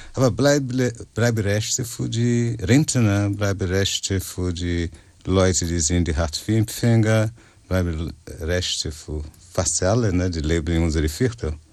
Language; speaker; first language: German; non-native, learner; Portuguese